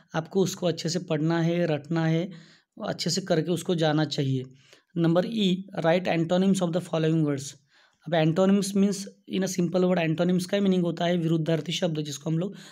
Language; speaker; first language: Hindi; non-native, local second language; Marathi